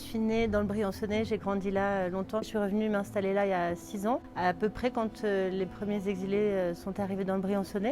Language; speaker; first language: French; native; French